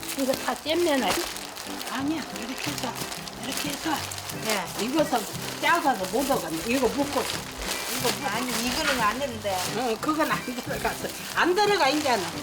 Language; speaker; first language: Korean; non-native, learner; Vietnamese